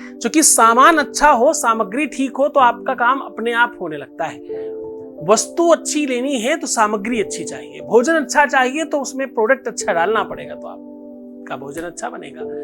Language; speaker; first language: Hindi; native; Hindi